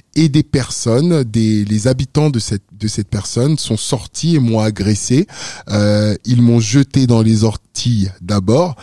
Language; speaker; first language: French; early bilingual, other home language; Wolof